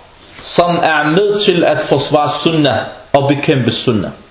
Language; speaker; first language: Danish; non-native, fluent; Arabic